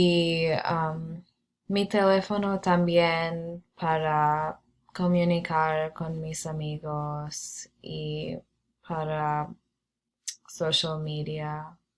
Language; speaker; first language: Spanish; non-native, learner; English